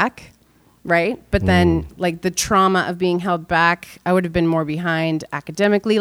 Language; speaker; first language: English; non-native, fluent; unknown